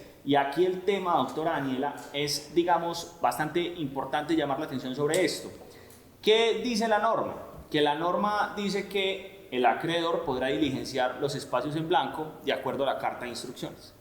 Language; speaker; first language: Spanish; native; Spanish